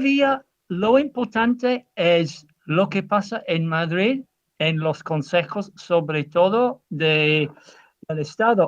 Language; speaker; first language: Spanish; non-native, learner; English